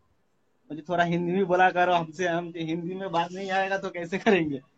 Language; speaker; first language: Hindi; non-native, local second language; Bangla